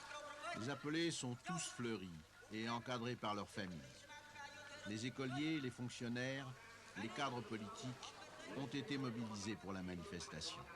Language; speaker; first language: French; native; French